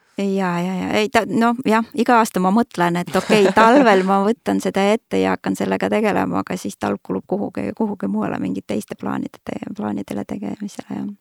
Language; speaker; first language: Estonian; non-native, local second language; Russian